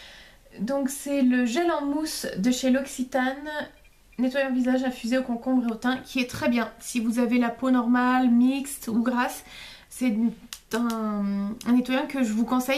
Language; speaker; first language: French; native; French